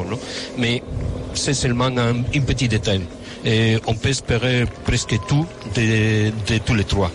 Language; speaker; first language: French; non-native, fluent; Spanish